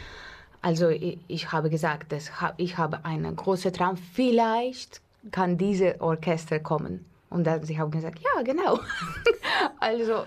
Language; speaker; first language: German; non-native, learner; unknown